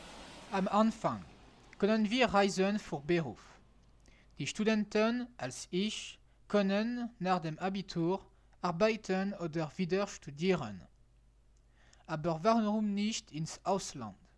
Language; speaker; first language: German; non-native, learner; French